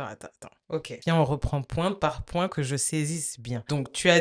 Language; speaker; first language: French; native; French